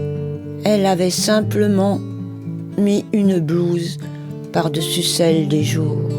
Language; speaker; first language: French; native; French